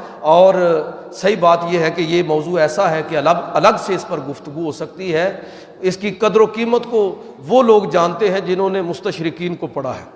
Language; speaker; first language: Urdu; non-native, local second language; Punjabi